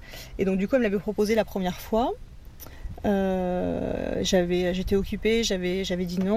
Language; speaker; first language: French; native; French